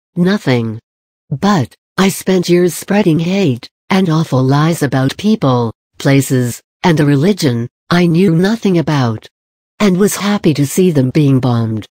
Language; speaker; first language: English; native; English